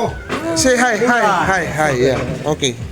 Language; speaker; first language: English; non-native, local second language; Fijian